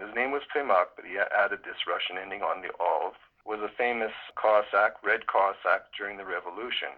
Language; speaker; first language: English; native; English